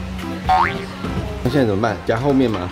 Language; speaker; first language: Chinese; native; Chinese